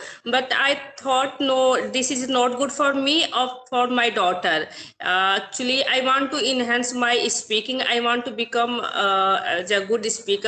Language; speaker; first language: English; non-native, learner; Hindi